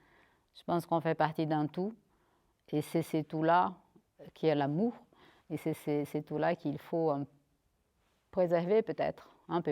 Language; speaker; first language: French; non-native, fluent; Portuguese